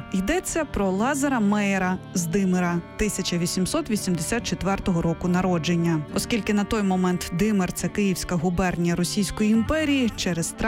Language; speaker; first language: Ukrainian; native; Ukrainian